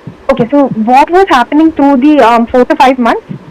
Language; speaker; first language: English; non-native, local second language; Malayalam